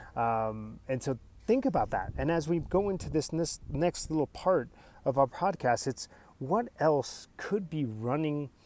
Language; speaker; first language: English; early bilingual, other home language; Spanish